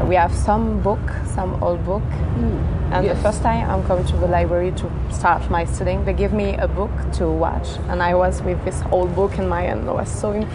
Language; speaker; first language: English; non-native, fluent; French